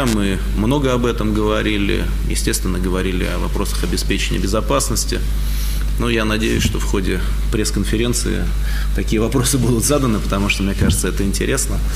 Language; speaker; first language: Russian; native; Russian